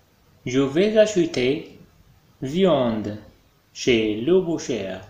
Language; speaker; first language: French; non-native, fluent; Arabic